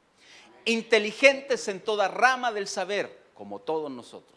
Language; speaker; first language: Spanish; native; Spanish